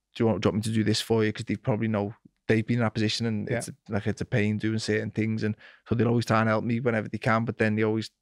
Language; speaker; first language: English; native; English